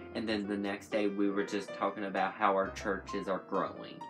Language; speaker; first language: English; native; English